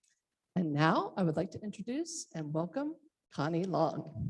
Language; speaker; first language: English; native; English